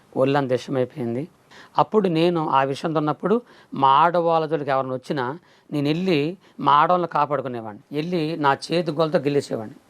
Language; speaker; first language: Telugu; non-native, local second language; Koya